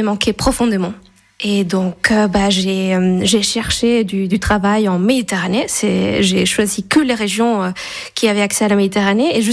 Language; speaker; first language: French; non-native, fluent; Spanish